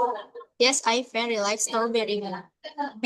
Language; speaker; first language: English; non-native, learner; Indonesian